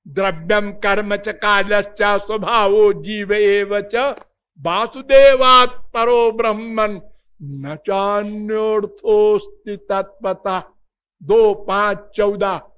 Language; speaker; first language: Hindi; native; Hindi